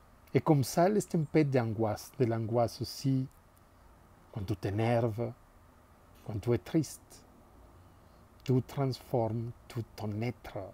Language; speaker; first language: French; non-native, fluent; Spanish